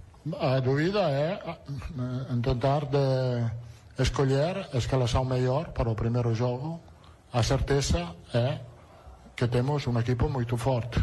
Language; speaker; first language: Portuguese; non-native, learner; Italian